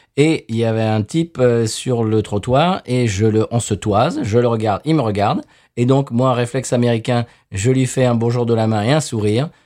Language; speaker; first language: French; native; French